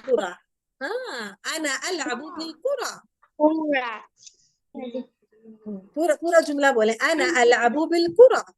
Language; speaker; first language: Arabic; non-native, fluent; Urdu